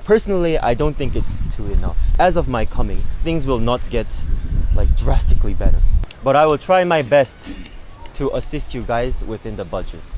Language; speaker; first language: English; non-native, fluent; Korean